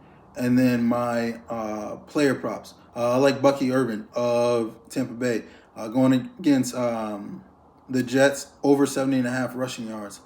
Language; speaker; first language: English; native; English